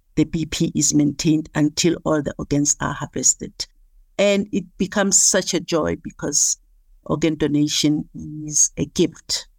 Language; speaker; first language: English; non-native, local second language; Southern Sotho